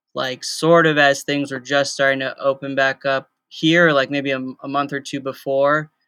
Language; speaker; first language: English; native; English